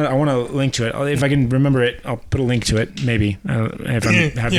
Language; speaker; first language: English; native; English